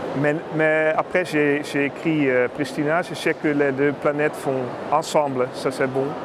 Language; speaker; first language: French; non-native, learner; Dutch